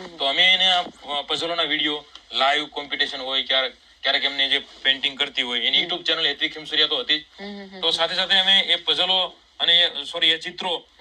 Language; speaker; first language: Gujarati; native; Gujarati